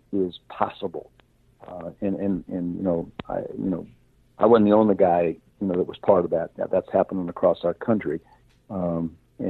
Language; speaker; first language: English; native; English